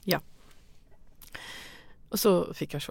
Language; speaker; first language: Swedish; non-native, fluent; Persian